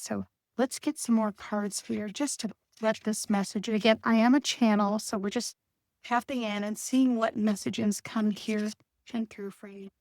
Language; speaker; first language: English; native; English